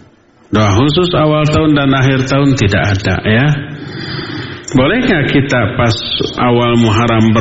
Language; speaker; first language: Indonesian; native; Indonesian